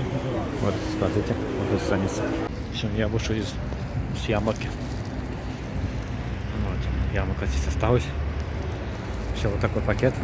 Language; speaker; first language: Russian; non-native, learner; Azerbaijani